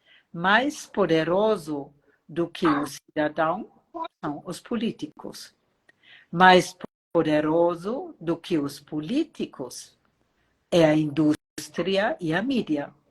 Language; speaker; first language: Portuguese; non-native, fluent; German